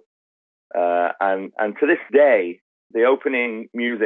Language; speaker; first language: English; native; English